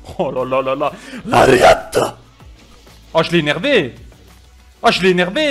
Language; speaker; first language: French; native; French